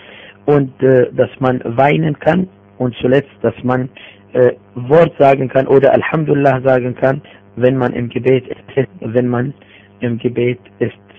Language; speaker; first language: German; non-native, fluent; Arabic